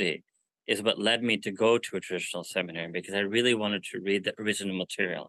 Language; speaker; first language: English; native; English